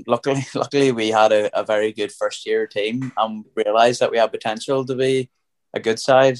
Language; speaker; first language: English; native; English